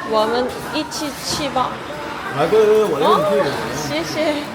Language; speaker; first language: Chinese; non-native, learner; Korean